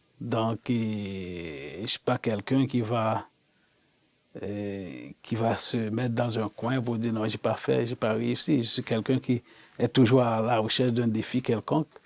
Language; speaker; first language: French; non-native, local second language; Haitian Creole